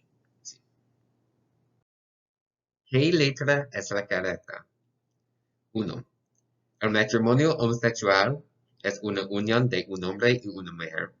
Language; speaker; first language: Spanish; non-native, learner; English